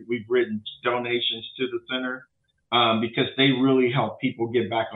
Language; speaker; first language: English; native; English